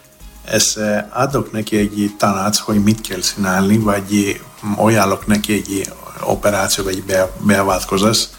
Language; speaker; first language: Hungarian; non-native, learner; Greek